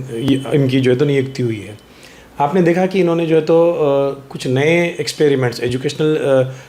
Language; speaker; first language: Hindi; non-native, local second language; Marathi